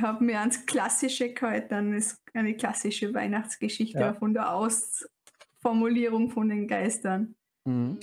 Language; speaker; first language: German; native; German